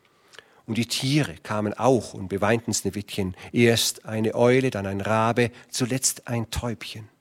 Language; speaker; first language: German; native; German